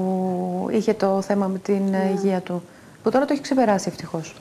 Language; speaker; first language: Greek; native; Greek